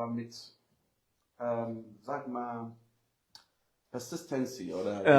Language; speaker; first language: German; non-native, learner; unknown